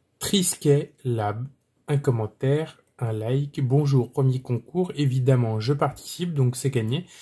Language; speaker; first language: French; native; French